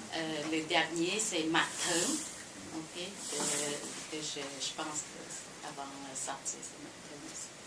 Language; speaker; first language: French; non-native, fluent; Khmer